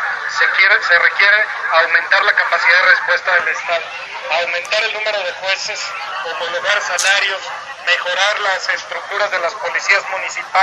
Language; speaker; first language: Spanish; native; Spanish